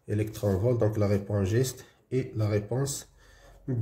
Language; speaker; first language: French; non-native, local second language; Arabic